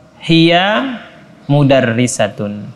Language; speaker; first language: Arabic; non-native, fluent; Indonesian